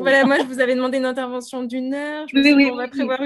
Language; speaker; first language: French; native; French